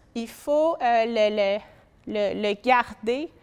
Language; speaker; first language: French; native; French